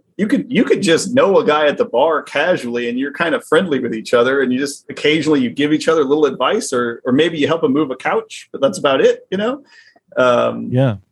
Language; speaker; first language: English; native; English